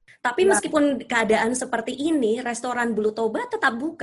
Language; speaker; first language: Indonesian; native; Indonesian